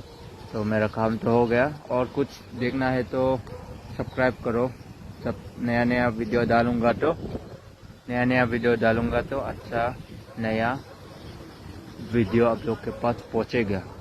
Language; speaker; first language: Hindi; non-native, local second language; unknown